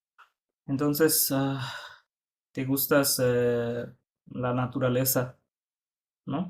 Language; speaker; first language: Spanish; non-native, fluent; Bangla